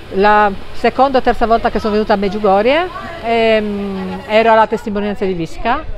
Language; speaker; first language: Italian; native; Italian